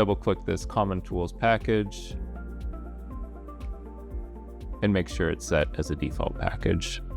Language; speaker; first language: English; native; English